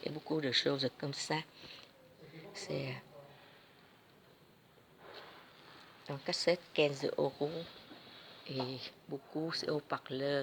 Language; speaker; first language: French; non-native, learner; Vietnamese